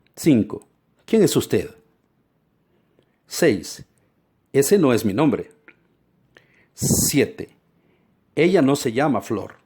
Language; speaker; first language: Spanish; non-native, fluent; Portuguese